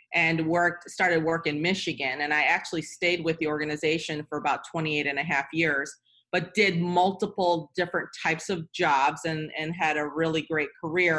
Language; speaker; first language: English; early bilingual, other home language; Korean